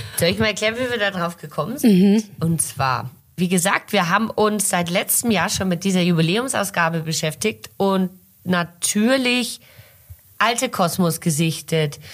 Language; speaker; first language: German; early bilingual, heritage; German